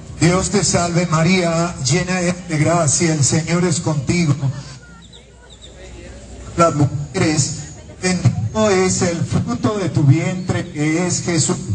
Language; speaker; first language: Spanish; native; Spanish